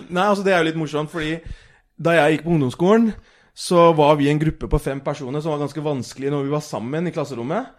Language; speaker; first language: Norwegian; early bilingual, other home language; Urdu